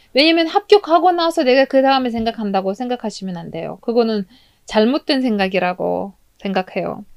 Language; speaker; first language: Korean; non-native, fluent; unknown